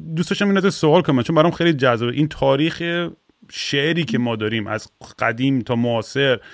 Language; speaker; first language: Persian; early bilingual, heritage; Persian